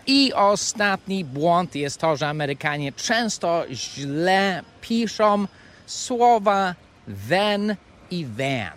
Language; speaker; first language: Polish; non-native, fluent; English